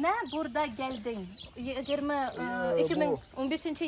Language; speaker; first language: Turkish; non-native, learner; Russian